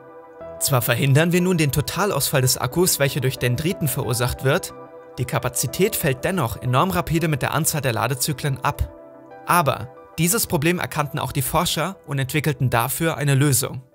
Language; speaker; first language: German; native; German